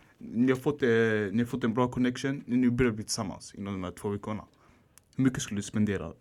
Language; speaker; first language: Swedish; early bilingual, other home language; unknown